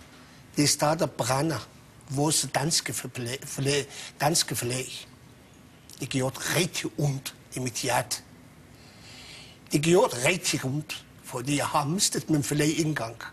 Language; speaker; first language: Danish; non-native, local second language; Persian